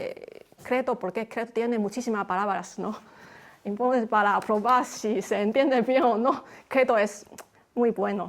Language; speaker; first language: Spanish; non-native, fluent; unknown